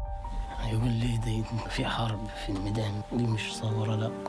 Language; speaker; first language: Arabic; native; Arabic